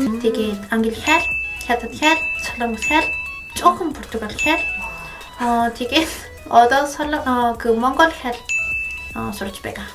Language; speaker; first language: Mongolian; non-native, learner; Spanish